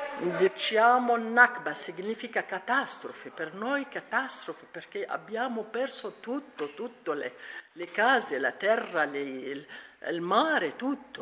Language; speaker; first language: Italian; non-native, learner; Arabic